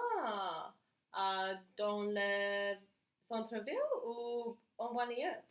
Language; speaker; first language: French; non-native, learner; English